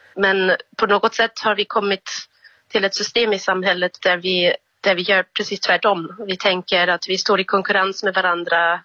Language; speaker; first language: Swedish; non-native, fluent; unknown